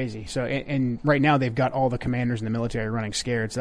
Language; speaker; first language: English; native; English